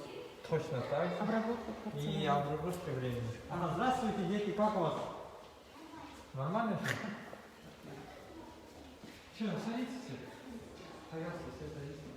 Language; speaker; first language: Russian; non-native, local second language; Kazakh